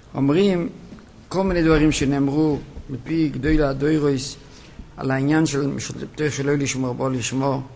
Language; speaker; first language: Hebrew; non-native, local second language; Yiddish